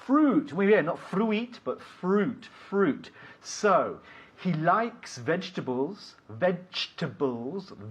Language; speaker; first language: English; non-native, fluent; Spanish